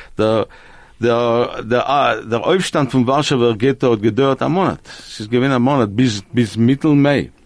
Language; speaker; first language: English; non-native, fluent; Spanish